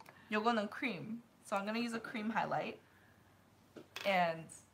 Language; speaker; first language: English; early bilingual, other home language; Korean